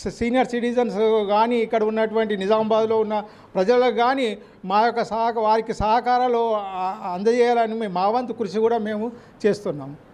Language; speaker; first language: Telugu; native; Telugu